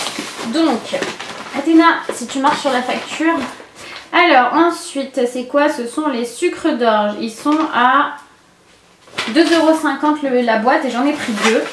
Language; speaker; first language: French; native; French